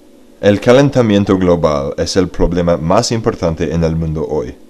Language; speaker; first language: Spanish; non-native, learner; English